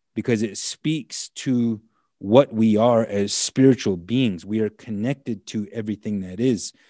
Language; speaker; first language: English; native; English